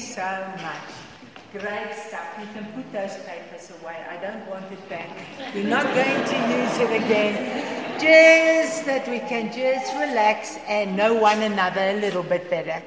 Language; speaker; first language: English; non-native, local second language; Afrikaans